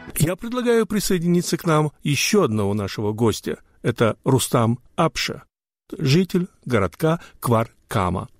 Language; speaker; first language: Russian; non-native, local second language; Chechen